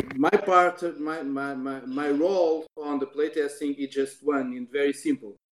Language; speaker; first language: English; non-native, fluent; Portuguese